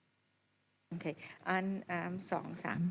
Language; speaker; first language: Thai; non-native, fluent; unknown